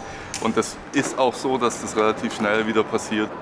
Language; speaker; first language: German; native; German